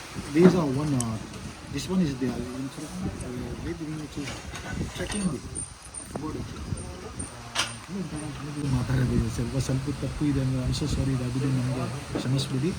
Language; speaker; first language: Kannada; non-native, local second language; Tibetan